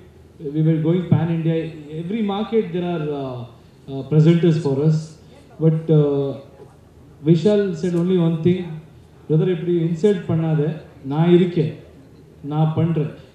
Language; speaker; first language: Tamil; non-native, learner; Kannada